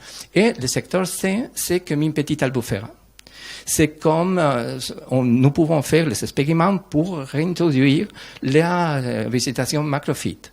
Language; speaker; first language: French; non-native, learner; Spanish